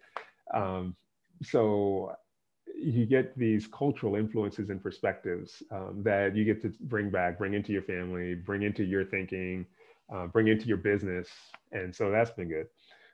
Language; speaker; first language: English; native; English